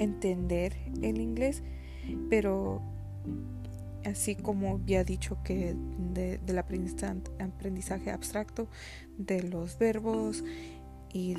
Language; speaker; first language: Spanish; early bilingual, heritage; Spanish